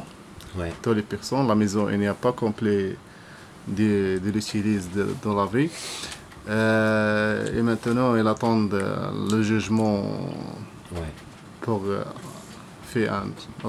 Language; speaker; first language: French; non-native, learner; Arabic